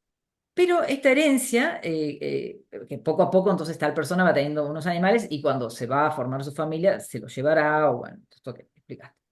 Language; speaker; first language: Spanish; native; Spanish